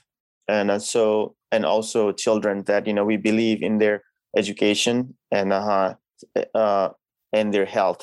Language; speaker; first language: English; non-native, local second language; Nepali